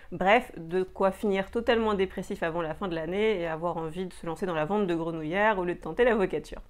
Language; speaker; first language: French; native; French